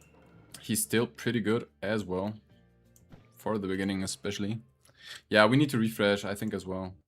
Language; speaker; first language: English; non-native, fluent; German